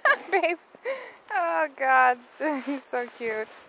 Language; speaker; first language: English; native; English